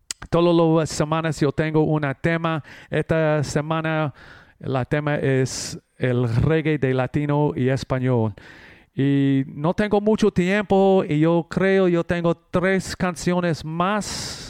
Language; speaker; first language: Spanish; non-native, learner; English